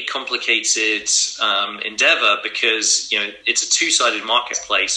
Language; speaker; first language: English; native; English